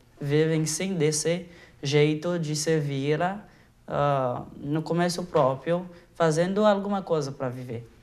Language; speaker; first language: Portuguese; non-native, fluent; Haitian Creole